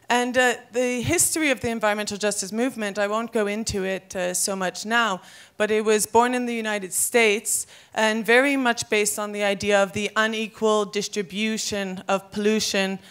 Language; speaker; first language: English; native; English